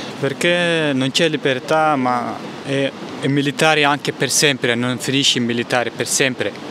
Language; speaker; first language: Italian; non-native, learner; Tigrinya